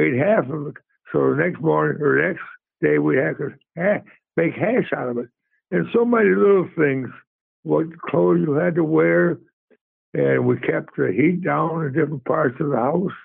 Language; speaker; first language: English; native; English